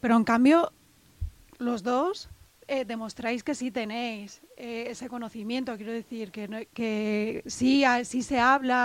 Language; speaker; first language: Spanish; native; Spanish